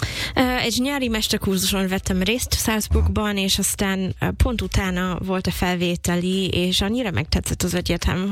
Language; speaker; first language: Hungarian; non-native, fluent; English